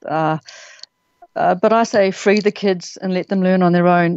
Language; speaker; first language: English; native; English